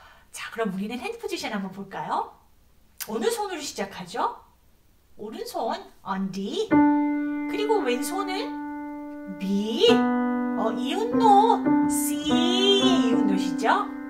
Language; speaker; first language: Korean; native; Korean